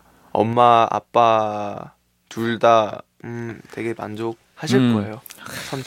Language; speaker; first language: Korean; early bilingual, heritage; Korean